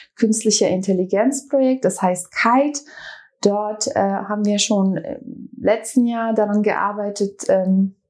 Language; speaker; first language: German; early bilingual, other home language; Bosnian